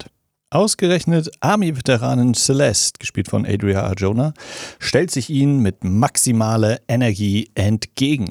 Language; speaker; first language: German; native; German